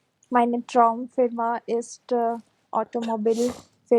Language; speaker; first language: German; non-native, learner; Hindi